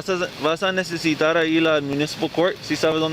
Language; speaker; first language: Spanish; early bilingual, heritage; English